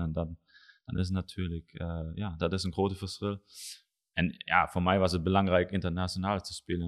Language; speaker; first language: Dutch; non-native, learner; German